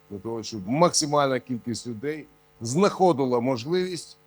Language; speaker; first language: Ukrainian; non-native, local second language; Russian